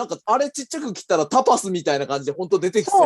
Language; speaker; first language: Japanese; native; Japanese